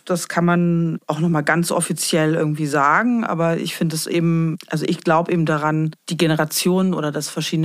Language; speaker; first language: German; native; German